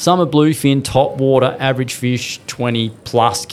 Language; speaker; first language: English; native; English